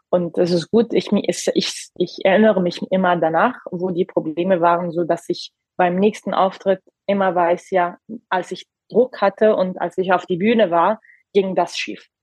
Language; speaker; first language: German; non-native, fluent; Arabic